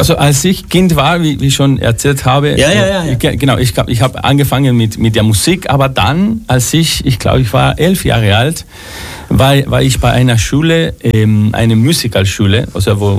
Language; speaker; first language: German; non-native, fluent; Spanish